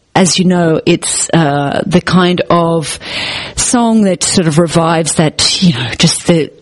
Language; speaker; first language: English; native; English